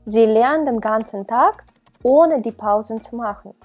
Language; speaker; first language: German; non-native, fluent; Ukrainian